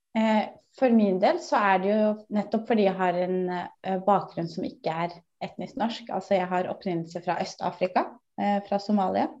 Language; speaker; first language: Norwegian; early bilingual, other home language; Somali